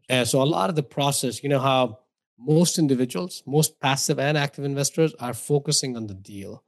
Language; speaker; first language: English; non-native, local second language; Hindi